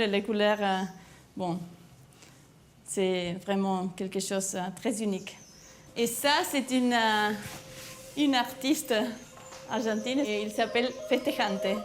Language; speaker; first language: French; non-native, fluent; Spanish